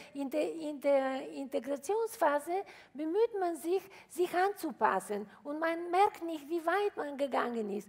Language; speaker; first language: German; non-native, fluent; Bulgarian